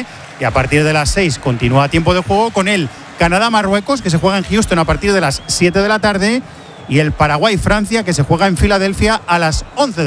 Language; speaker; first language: Spanish; native; Spanish